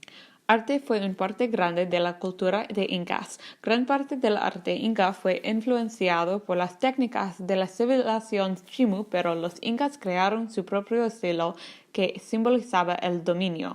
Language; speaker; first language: Spanish; non-native, learner; English